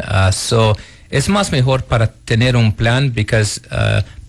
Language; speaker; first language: Spanish; non-native, learner; Portuguese